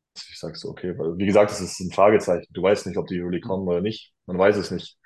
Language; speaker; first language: German; native; German